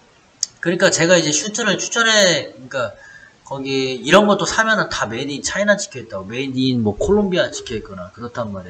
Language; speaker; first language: Korean; native; Korean